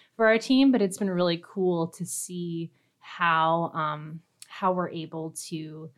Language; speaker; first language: English; native; English